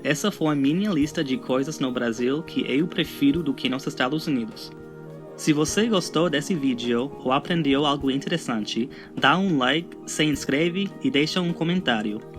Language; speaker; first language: Portuguese; non-native, fluent; English